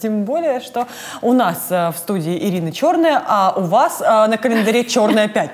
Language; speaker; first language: Russian; native; Russian